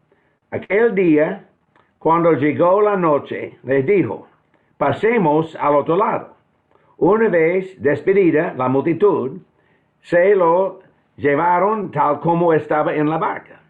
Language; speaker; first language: Spanish; non-native, fluent; English